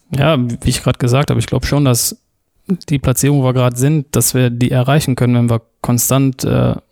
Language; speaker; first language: German; native; German